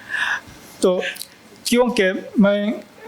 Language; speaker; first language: Hindi; non-native, fluent; Japanese